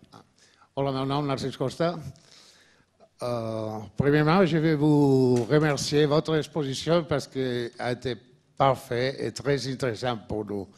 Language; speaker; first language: French; non-native, learner; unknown